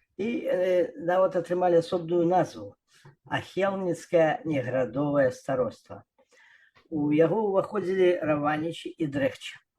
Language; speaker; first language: Belarusian; non-native, local second language; Russian